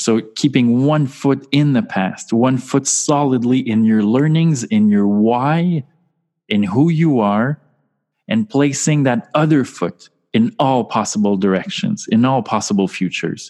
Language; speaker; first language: English; non-native, fluent; French